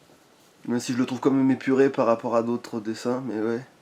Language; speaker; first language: French; native; French